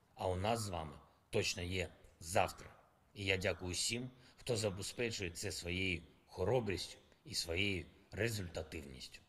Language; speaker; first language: Ukrainian; non-native, local second language; Russian